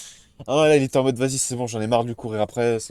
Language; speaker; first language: French; native; French